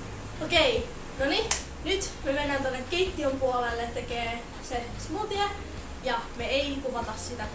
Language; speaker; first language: Finnish; native; Finnish